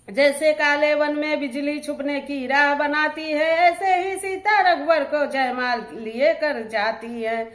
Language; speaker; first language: Hindi; native; Hindi